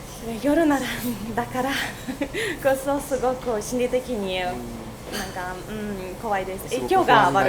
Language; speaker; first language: Japanese; non-native, fluent; Russian